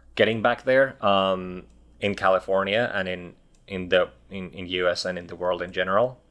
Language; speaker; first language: English; non-native, fluent; Finnish